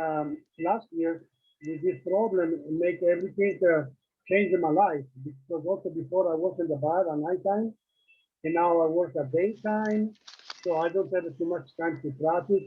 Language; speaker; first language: English; non-native, learner; Italian